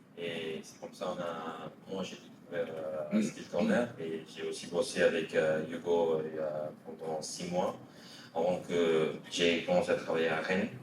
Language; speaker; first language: French; non-native, fluent; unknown